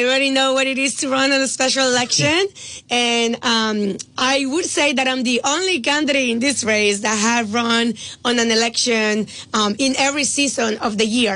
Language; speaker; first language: English; non-native, fluent; Spanish